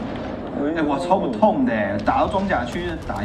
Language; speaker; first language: Chinese; native; Chinese